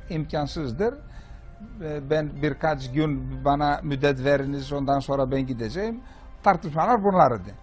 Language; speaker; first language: Turkish; non-native, fluent; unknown